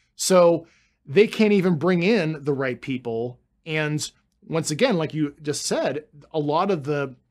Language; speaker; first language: English; native; English